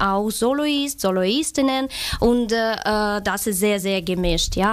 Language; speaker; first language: German; non-native, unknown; Ukrainian